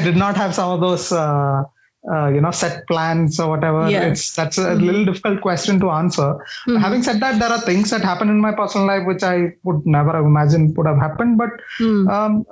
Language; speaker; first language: English; non-native, local second language; Malayalam